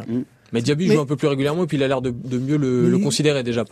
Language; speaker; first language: French; native; French